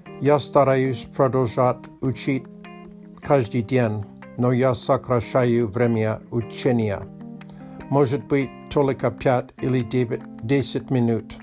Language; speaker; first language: Russian; non-native, learner; Polish